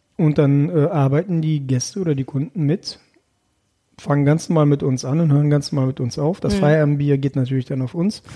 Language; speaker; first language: German; early bilingual, other home language; Russian